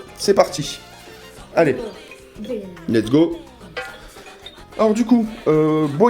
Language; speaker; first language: French; native; French